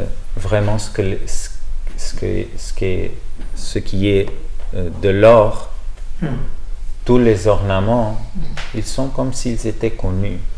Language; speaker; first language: French; non-native, learner; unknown